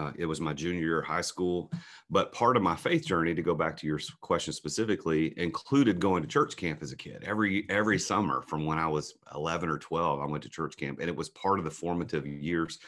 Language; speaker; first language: English; native; English